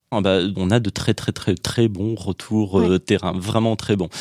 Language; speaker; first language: French; native; French